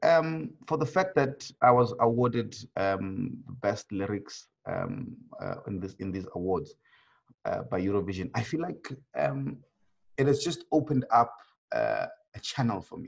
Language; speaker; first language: English; non-native, local second language; Swati